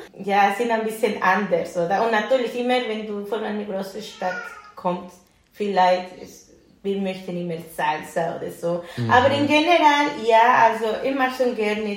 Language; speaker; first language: German; non-native, learner; Spanish